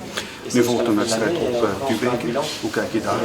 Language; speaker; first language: Dutch; native; Dutch